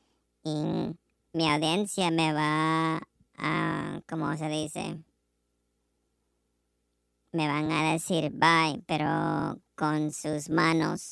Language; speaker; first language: Spanish; non-native, learner; English